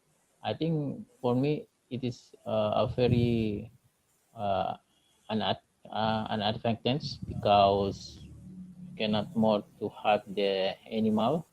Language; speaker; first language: English; non-native, learner; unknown